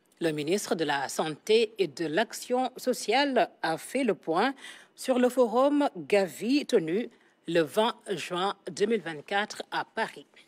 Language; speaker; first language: French; non-native, local second language; Wolof